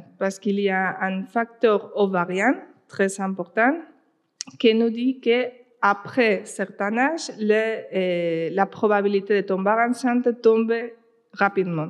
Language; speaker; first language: French; non-native, fluent; Spanish